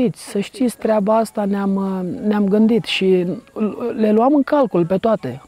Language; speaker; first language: Romanian; native; Romanian